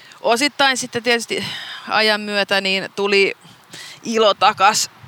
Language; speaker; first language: Finnish; non-native, local second language; Swedish